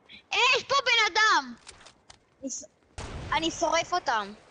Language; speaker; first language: Hebrew; native; Hebrew